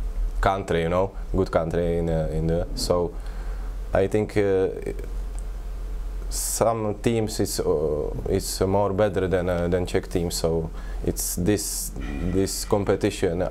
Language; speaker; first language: English; non-native, learner; Czech